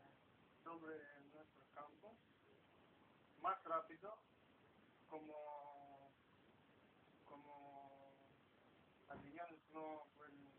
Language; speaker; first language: Spanish; non-native, learner; Hebrew